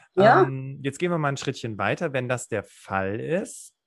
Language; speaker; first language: German; native; German